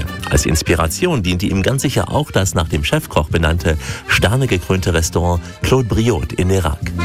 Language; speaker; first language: German; native; German